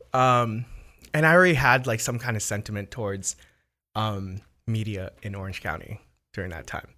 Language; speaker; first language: English; native; English